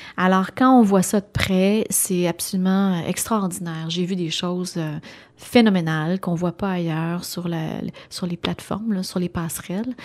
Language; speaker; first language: French; native; French